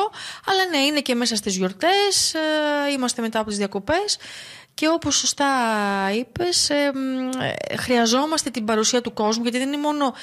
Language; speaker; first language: Greek; native; Greek